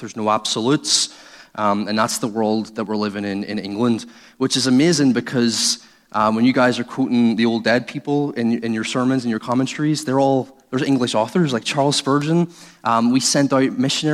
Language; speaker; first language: English; native; English